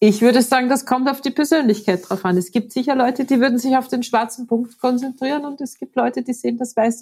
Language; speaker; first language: German; native; German